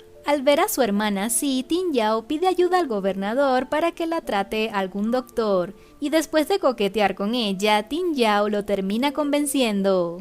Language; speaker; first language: Spanish; native; Spanish